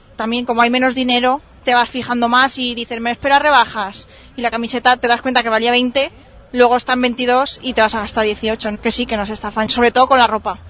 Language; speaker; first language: Spanish; native; Spanish